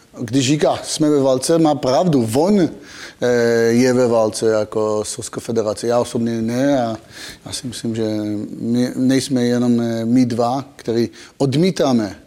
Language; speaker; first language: Czech; non-native, fluent; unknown